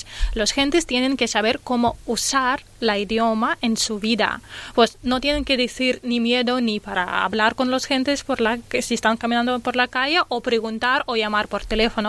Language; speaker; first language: Spanish; non-native, learner; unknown